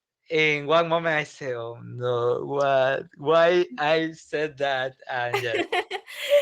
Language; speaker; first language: English; non-native, learner; Spanish